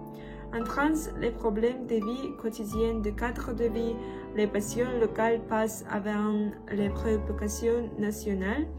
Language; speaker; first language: French; non-native, learner; Russian